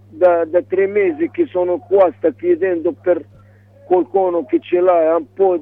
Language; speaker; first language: Italian; non-native, learner; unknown